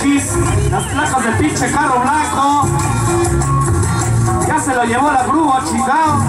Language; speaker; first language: Spanish; native; Spanish